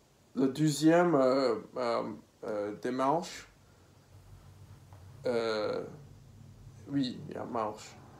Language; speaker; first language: French; non-native, learner; English